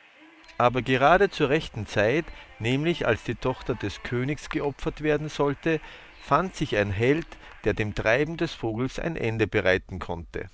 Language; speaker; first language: German; native; German